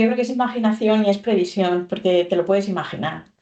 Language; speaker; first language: Spanish; native; Spanish